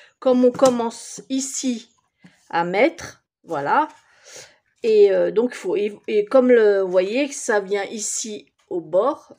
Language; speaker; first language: French; native; French